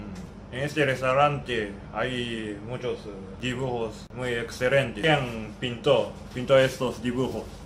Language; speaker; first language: Spanish; non-native, learner; Japanese